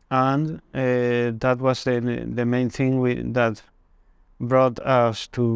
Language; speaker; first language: English; non-native, fluent; Spanish